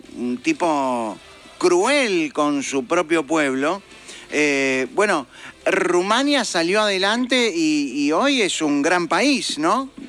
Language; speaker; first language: Spanish; native; Spanish